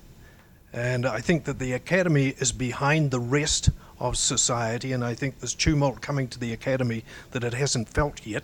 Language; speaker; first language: English; native; English